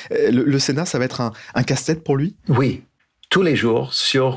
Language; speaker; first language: French; native; French